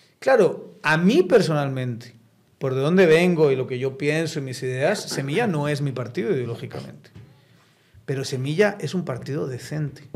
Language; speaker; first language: Spanish; native; Spanish